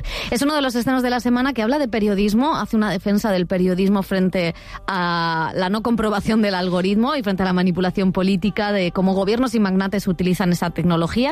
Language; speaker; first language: Spanish; native; Spanish